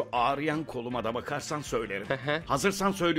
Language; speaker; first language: Turkish; native; Turkish